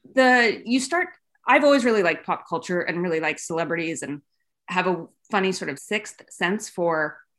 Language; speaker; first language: English; native; English